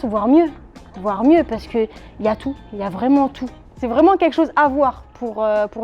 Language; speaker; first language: French; early bilingual, other home language; Arabic